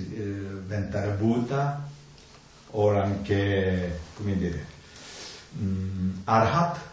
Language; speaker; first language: Italian; non-native, learner; Tibetan